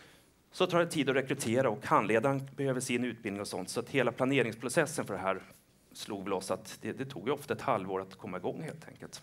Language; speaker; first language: Swedish; native; Swedish